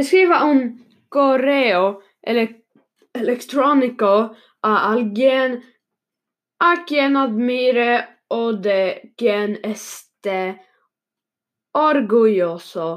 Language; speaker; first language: Spanish; non-native, learner; Swedish